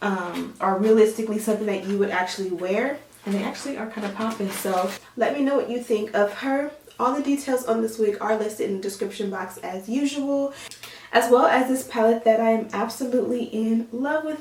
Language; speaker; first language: English; native; English